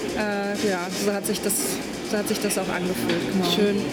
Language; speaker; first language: German; non-native, fluent; Polish